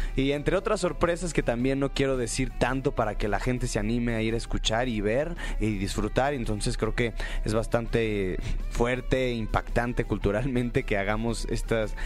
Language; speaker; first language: Spanish; native; Spanish